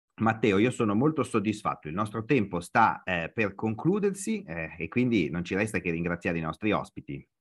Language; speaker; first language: Italian; native; Italian